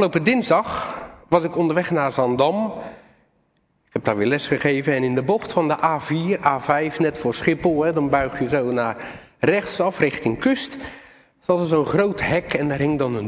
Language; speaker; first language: Dutch; native; Dutch